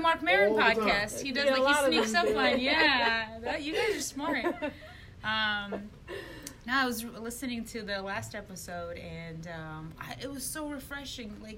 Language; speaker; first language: English; early bilingual, other home language; Russian